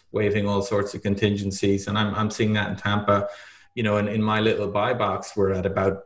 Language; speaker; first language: English; native; English